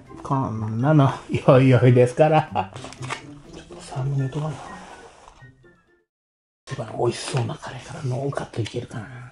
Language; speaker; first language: Japanese; native; Japanese